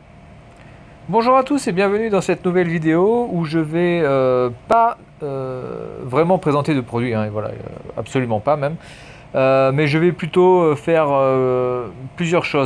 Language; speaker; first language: French; native; French